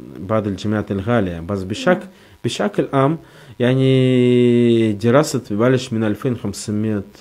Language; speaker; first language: Arabic; non-native, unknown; Russian